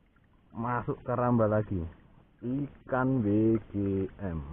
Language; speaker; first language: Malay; non-native, local second language; Javanese